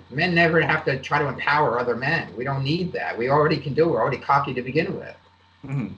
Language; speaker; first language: English; native; English